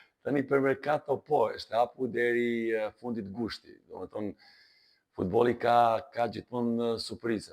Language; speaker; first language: Albanian; non-native, learner; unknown